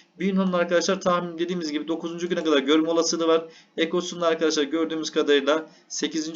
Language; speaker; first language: Turkish; native; Turkish